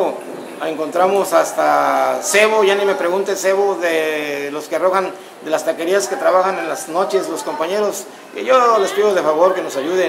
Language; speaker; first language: Spanish; native; Spanish